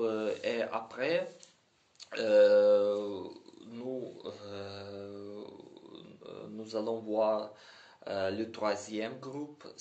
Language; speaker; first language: French; non-native, learner; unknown